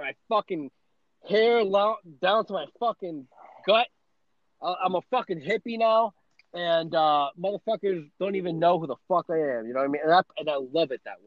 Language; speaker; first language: English; non-native, fluent; Spanish